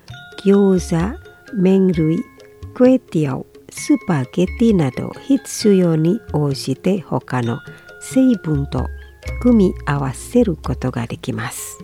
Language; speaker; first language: Japanese; non-native, fluent; Indonesian